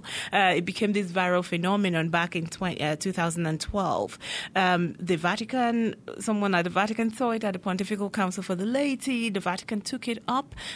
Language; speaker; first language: English; non-native, local second language; Igbo